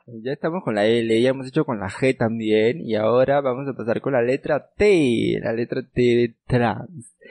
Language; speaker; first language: Spanish; native; Spanish